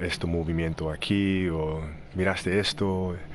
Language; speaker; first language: Spanish; non-native, learner; English